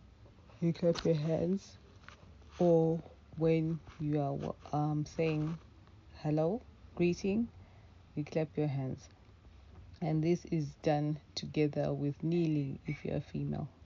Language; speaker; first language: English; non-native, local second language; Shona